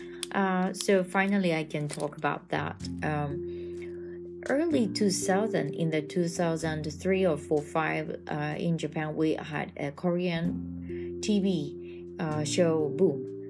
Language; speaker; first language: English; non-native, fluent; Japanese